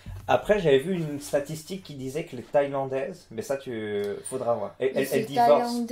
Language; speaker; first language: French; native; French